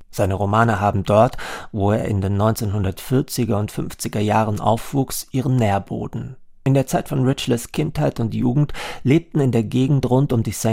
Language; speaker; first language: German; native; German